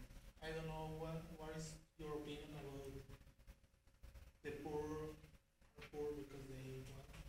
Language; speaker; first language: English; non-native, learner; Spanish